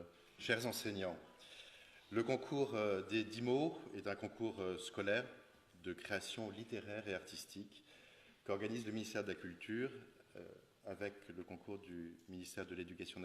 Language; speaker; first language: French; native; French